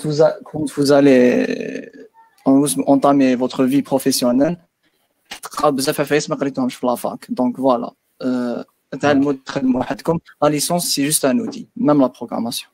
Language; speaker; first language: French; non-native, local second language; Arabic